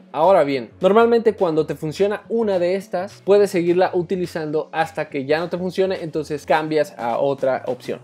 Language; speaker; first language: Spanish; native; Spanish